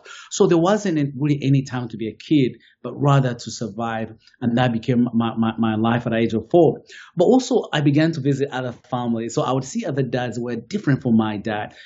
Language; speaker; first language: English; non-native, local second language; Kinyarwanda